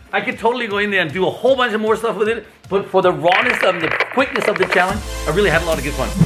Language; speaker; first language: English; native; English